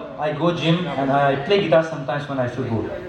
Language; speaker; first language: English; non-native, local second language; Kok Borok